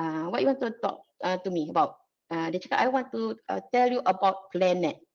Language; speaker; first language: English; non-native, local second language; Malay